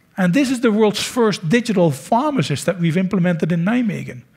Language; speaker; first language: English; non-native, fluent; Dutch